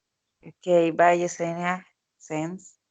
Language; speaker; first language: English; non-native, learner; Spanish